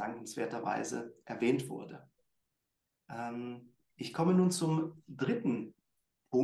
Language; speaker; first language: German; native; German